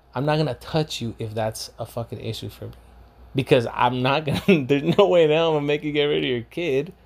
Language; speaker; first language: English; early bilingual, other home language; Spanish